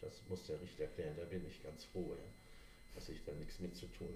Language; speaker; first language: German; native; German